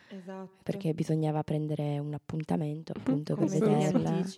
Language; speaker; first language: Italian; native; Italian